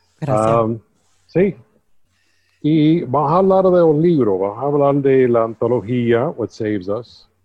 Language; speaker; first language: Spanish; early bilingual, heritage; English